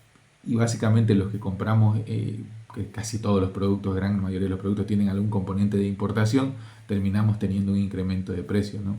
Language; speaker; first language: Spanish; native; Spanish